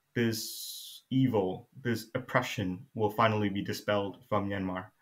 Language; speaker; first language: English; non-native, fluent; Burmese